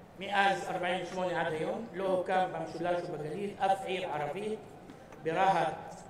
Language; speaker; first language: Hebrew; non-native, local second language; Arabic